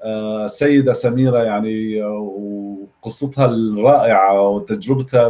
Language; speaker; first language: Arabic; native; Arabic